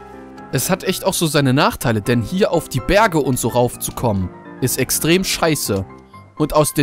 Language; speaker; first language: German; native; German